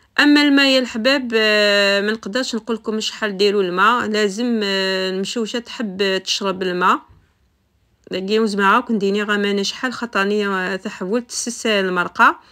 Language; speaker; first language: Arabic; non-native, local second language; Kabyle